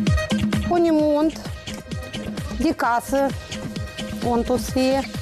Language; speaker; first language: Romanian; non-native, local second language; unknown